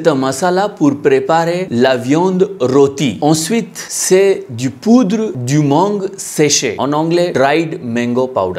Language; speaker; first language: French; non-native, learner; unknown